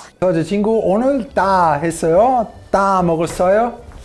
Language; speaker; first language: Korean; non-native, learner; Italian